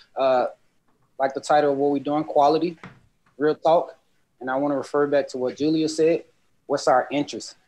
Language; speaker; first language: English; native; English